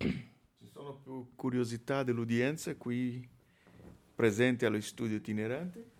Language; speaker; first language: Italian; non-native, fluent; Portuguese